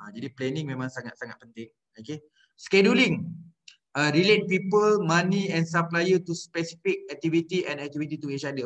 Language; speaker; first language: English; non-native, local second language; Malay